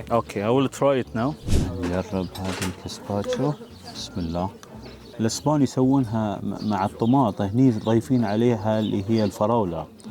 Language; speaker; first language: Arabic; native; Arabic